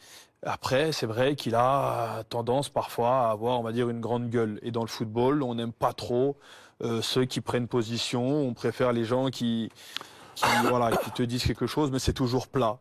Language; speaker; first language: French; native; French